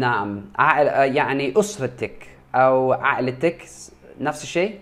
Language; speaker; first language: Arabic; non-native, learner; English